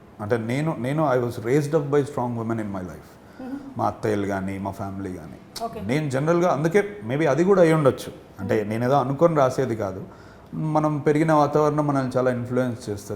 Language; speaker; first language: Telugu; native; Telugu